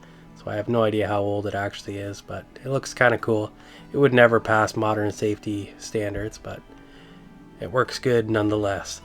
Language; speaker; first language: English; native; English